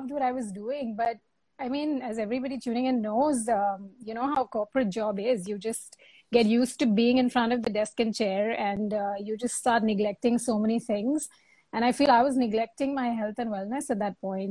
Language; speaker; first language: English; non-native, local second language; Hindi